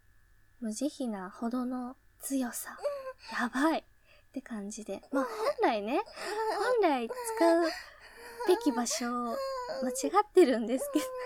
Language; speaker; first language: Japanese; native; Japanese